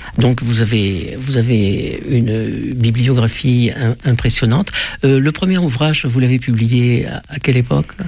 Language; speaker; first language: French; native; French